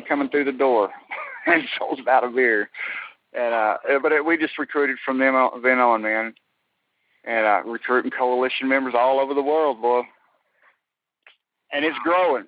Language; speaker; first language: English; native; English